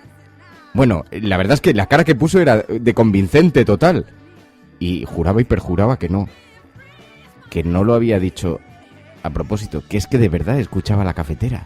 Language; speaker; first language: Spanish; native; Spanish